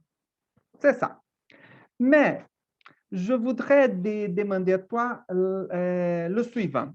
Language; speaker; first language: French; non-native, fluent; Portuguese